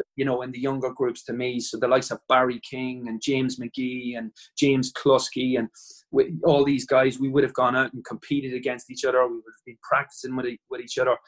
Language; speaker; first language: English; native; English